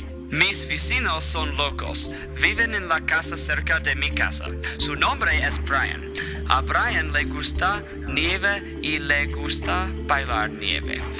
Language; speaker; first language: Spanish; non-native, learner; English